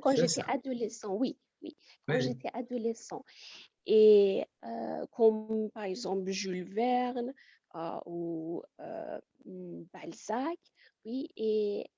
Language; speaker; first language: French; non-native, fluent; Persian